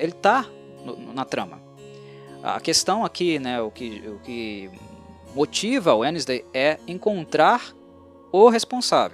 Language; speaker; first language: Portuguese; native; Portuguese